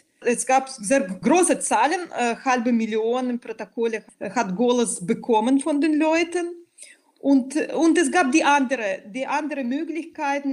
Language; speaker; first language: German; non-native, fluent; Russian